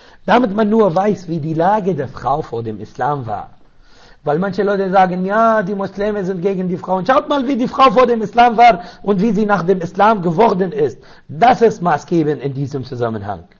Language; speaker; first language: German; non-native, learner; Arabic